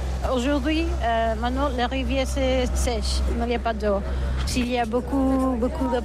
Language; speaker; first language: French; non-native, learner; Catalan